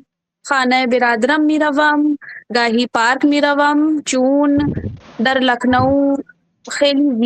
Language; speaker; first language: Persian; non-native, learner; Urdu